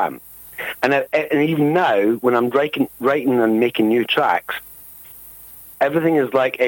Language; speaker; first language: English; native; English